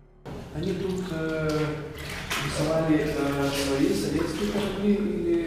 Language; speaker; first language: Russian; non-native, fluent; Lithuanian